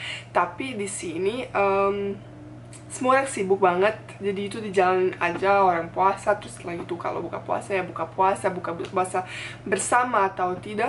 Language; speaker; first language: Indonesian; non-native, fluent; Bosnian